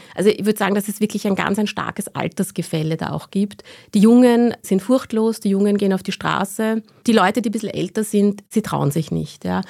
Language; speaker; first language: German; early bilingual, other home language; Persian